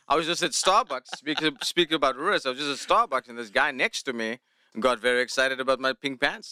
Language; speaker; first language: English; non-native, local second language; Afrikaans